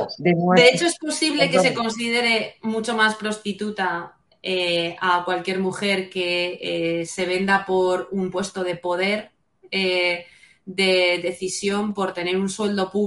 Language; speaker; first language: Spanish; native; Spanish